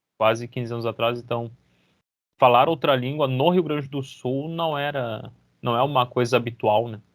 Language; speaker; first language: Portuguese; native; Portuguese